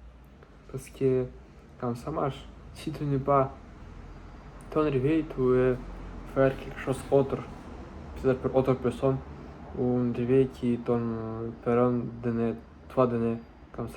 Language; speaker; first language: French; non-native, learner; Russian